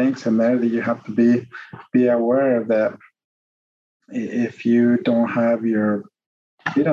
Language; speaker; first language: English; non-native, fluent; Spanish